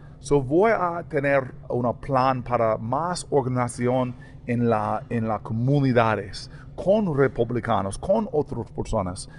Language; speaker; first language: Spanish; non-native, learner; English